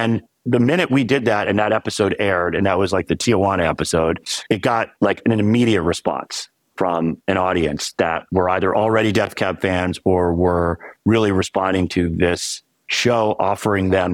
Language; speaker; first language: English; native; English